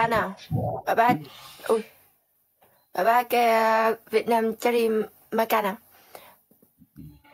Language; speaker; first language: Indonesian; non-native, learner; Vietnamese